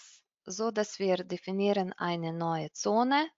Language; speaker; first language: German; non-native, fluent; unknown